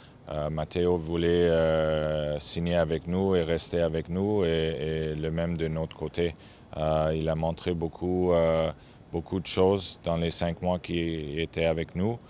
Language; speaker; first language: French; non-native, fluent; English